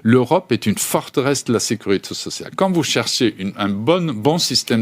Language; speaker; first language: French; native; French